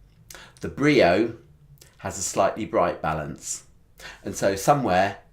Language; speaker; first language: English; native; English